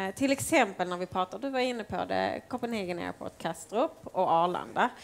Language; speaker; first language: Swedish; native; Swedish